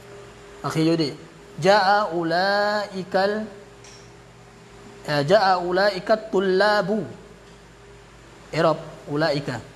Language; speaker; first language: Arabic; non-native, learner; Indonesian